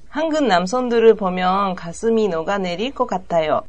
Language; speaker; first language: Korean; non-native, learner; Japanese